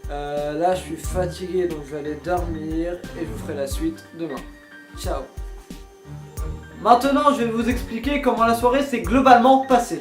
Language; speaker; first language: French; native; French